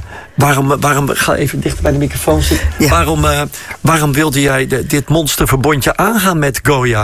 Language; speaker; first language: Dutch; native; Dutch